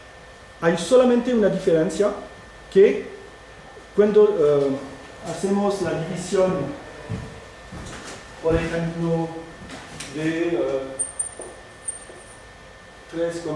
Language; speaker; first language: Spanish; non-native, fluent; French